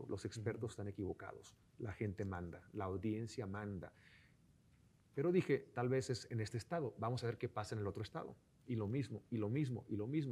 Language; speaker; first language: Spanish; native; Spanish